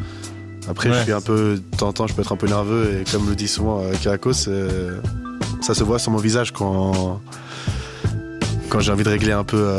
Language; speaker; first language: French; native; French